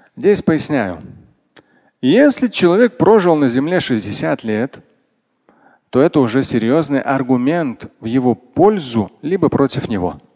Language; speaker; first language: Russian; non-native, local second language; Tatar